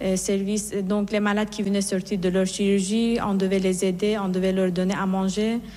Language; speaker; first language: French; non-native, fluent; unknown